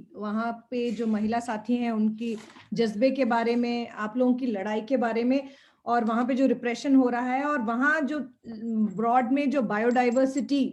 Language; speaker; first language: Hindi; non-native, local second language; Bangla